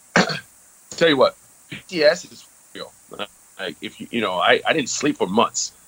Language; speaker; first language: English; early bilingual, other home language; French